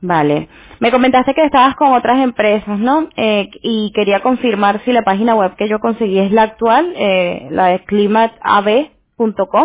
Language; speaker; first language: Spanish; non-native, fluent; English